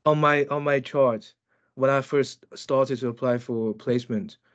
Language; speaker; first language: English; non-native, fluent; Chinese